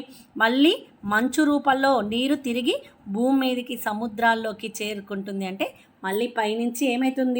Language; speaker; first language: Telugu; native; Telugu